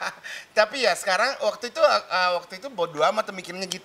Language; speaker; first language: Indonesian; non-native, fluent; Japanese